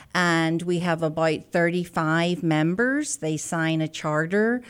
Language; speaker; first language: English; native; English